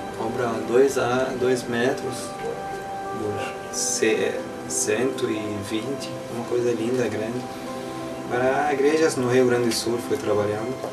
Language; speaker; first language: Portuguese; non-native, learner; Arabic